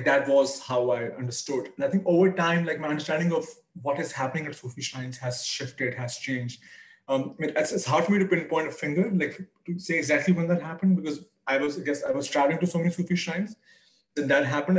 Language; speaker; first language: English; non-native, local second language; Urdu